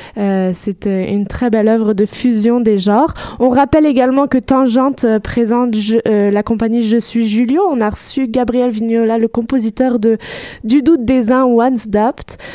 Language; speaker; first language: French; native; French